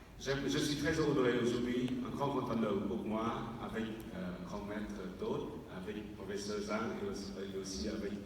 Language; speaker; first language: French; non-native, fluent; Vietnamese